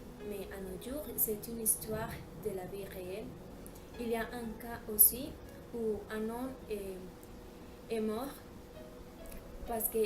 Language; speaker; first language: French; non-native, learner; Spanish